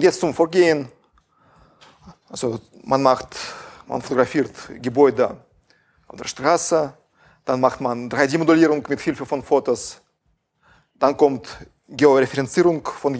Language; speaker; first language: German; non-native, fluent; Russian